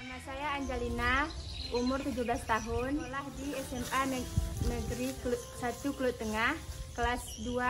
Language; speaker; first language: Indonesian; non-native, local second language; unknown